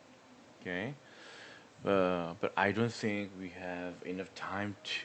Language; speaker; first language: English; non-native, learner; Korean